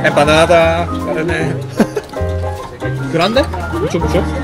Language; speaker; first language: Spanish; non-native, learner; Korean